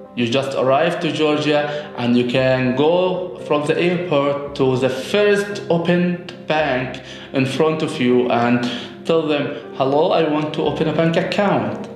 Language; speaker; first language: English; non-native, fluent; Arabic